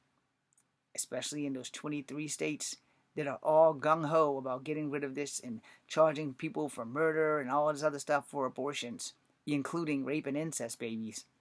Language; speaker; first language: English; native; English